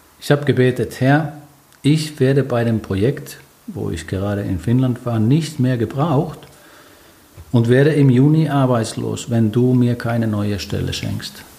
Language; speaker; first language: German; non-native, fluent; Finnish